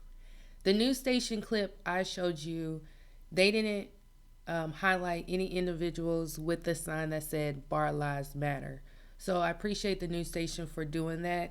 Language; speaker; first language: English; native; English